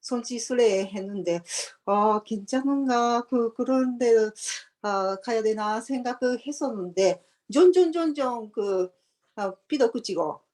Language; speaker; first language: Korean; non-native, learner; Japanese